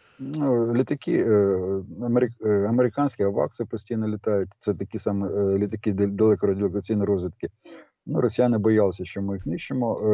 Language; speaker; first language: Ukrainian; native; Ukrainian